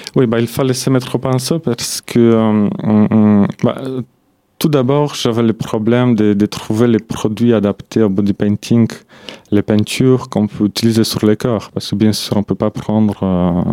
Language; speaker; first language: French; non-native, fluent; Polish